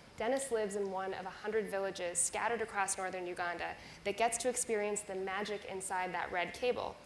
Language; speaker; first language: English; native; English